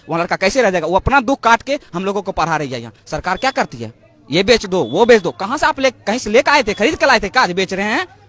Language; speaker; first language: Hindi; native; Hindi